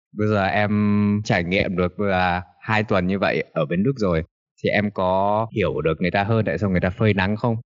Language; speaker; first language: Vietnamese; early bilingual, heritage; Vietnamese